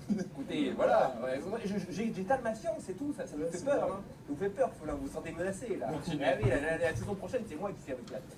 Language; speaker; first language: French; native; French